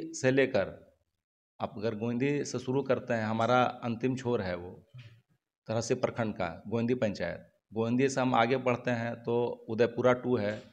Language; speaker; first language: Hindi; native; Hindi